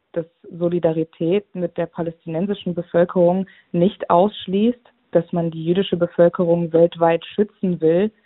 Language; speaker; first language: German; native; German